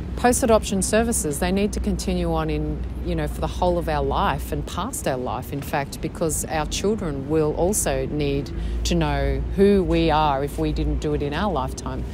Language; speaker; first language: English; native; English